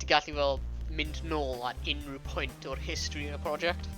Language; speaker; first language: Welsh; non-native, local second language; English